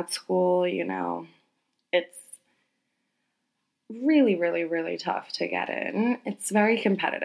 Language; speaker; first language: English; native; English